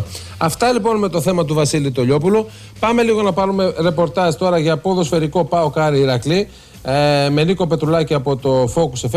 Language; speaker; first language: Greek; native; Greek